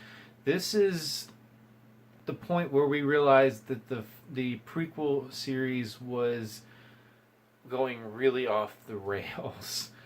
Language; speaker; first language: English; native; English